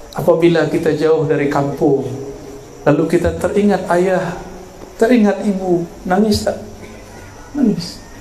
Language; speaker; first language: Malay; non-native, local second language; Minangkabau